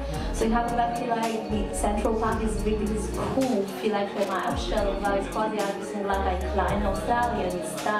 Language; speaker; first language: German; non-native, learner; Cantonese